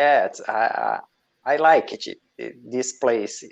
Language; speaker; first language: English; non-native, learner; Portuguese